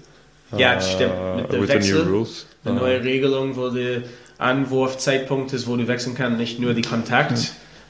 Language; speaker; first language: German; non-native, learner; English